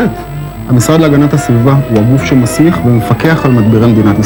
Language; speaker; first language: Hebrew; native; Hebrew